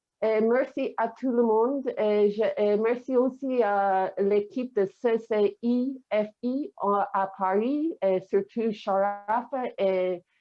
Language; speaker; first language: French; non-native, fluent; English